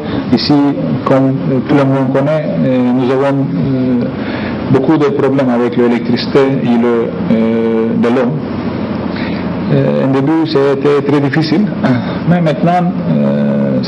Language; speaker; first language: French; non-native, learner; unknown